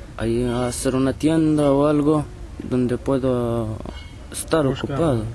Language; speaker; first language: Spanish; non-native, learner; Arabic